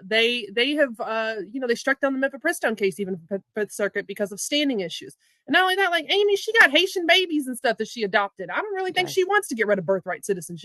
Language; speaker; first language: English; native; English